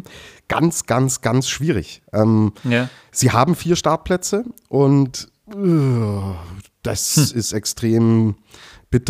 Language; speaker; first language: German; native; German